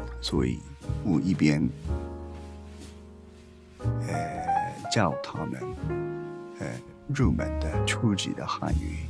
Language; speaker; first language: Chinese; non-native, learner; Japanese